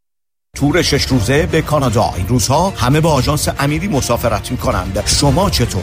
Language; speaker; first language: Persian; native; Persian